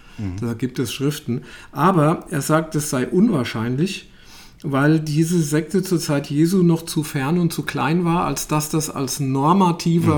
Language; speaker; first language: German; native; German